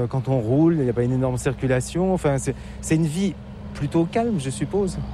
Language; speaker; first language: French; native; French